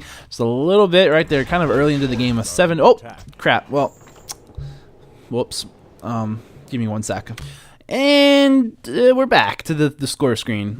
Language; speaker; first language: English; native; English